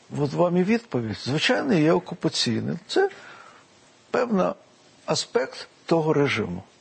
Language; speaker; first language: Ukrainian; non-native, local second language; Russian